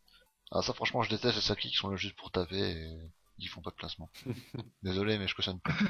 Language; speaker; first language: French; native; French